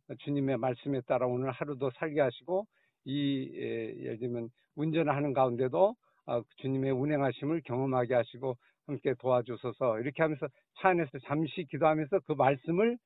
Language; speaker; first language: Korean; native; Korean